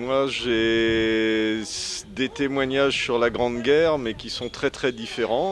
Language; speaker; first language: French; native; French